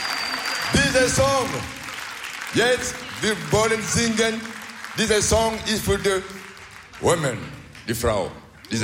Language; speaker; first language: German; non-native, learner; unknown